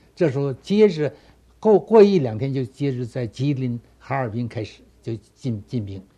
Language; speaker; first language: Chinese; native; Chinese